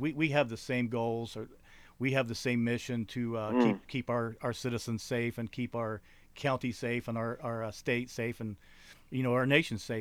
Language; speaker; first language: English; native; English